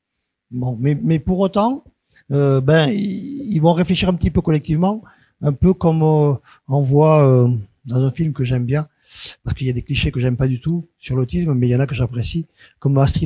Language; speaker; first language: French; native; French